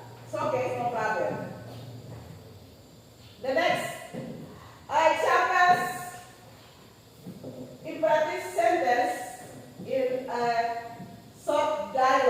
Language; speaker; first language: English; non-native, learner; Indonesian